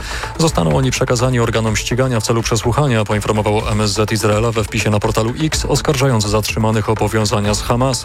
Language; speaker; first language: Polish; native; Polish